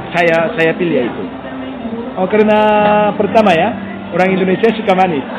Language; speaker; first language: Indonesian; non-native, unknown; Korean